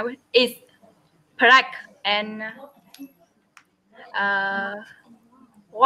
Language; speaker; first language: English; non-native, learner; Vietnamese